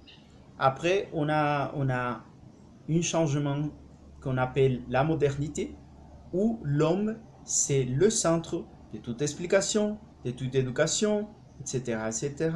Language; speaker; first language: French; non-native, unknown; Spanish